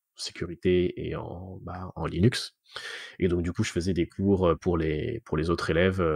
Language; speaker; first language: French; native; French